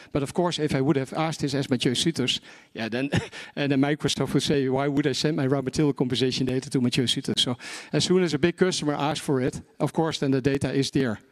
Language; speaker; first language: English; non-native, fluent; Dutch